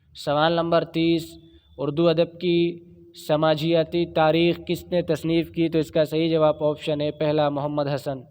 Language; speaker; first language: Urdu; native; Urdu